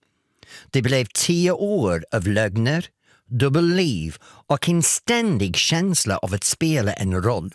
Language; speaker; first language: Swedish; non-native, fluent; English